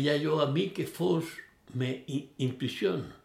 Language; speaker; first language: Swedish; non-native, learner; Spanish